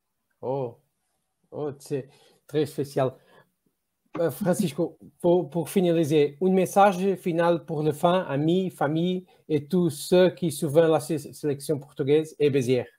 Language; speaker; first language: French; non-native, learner; Portuguese